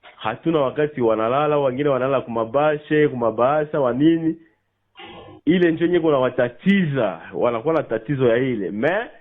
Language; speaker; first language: Swahili; native; Swahili